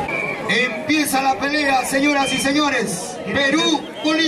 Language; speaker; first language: Spanish; native; Spanish